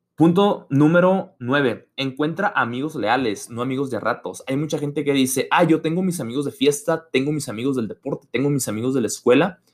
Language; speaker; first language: Spanish; native; Spanish